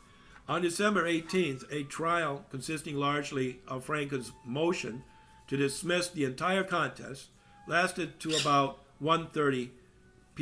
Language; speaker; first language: English; native; English